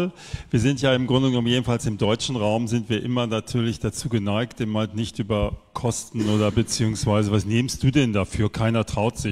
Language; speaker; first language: German; native; German